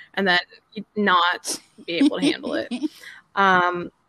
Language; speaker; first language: English; native; English